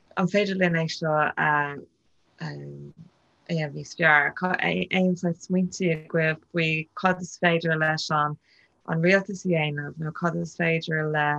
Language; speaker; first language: Irish; non-native, local second language; English